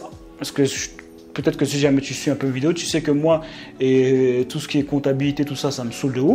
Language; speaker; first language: French; native; French